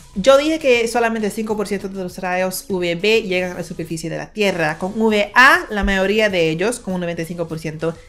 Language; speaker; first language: Spanish; native; Spanish